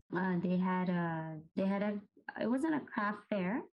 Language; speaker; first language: English; non-native, local second language; Urdu